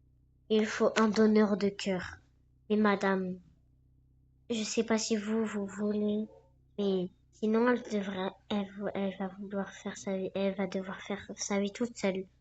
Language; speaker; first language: French; native; French